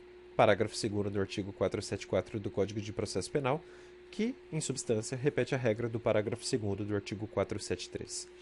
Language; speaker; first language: Portuguese; native; Portuguese